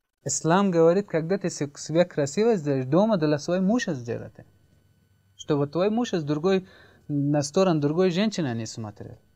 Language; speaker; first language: Russian; non-native, learner; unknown